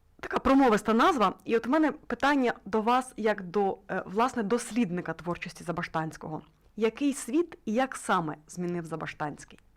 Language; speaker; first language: Ukrainian; native; Ukrainian